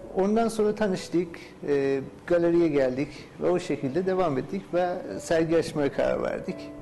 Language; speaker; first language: Turkish; non-native, fluent; Persian